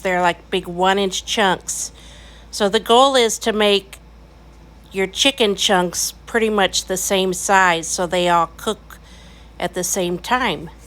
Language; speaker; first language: English; native; English